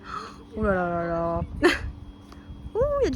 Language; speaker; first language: French; native; French